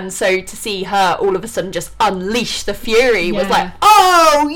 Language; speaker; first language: English; native; English